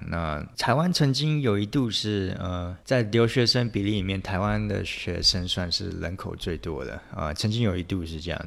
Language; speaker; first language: Chinese; native; Chinese